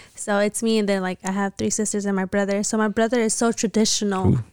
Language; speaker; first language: English; early bilingual, other home language; Spanish